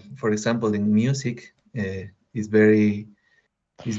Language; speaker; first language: English; non-native, learner; Spanish